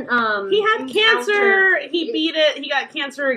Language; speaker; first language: English; native; English